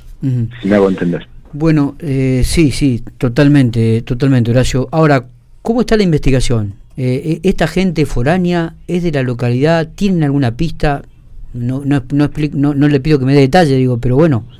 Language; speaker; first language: Spanish; native; Spanish